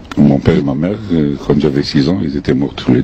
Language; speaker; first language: French; non-native, local second language; Arabic